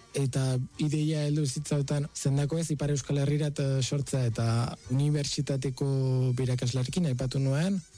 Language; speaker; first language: Basque; non-native, fluent; Spanish